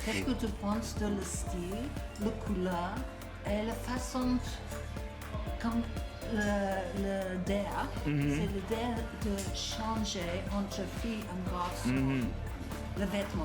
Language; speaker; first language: French; non-native, learner; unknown